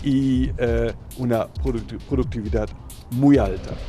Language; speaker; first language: Spanish; non-native, fluent; German